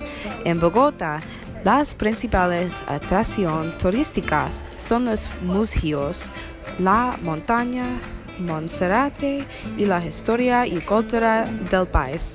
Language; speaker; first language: Spanish; non-native, learner; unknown